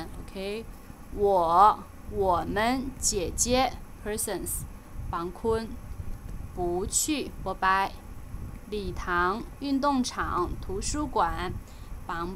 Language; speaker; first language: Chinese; non-native, fluent; Lao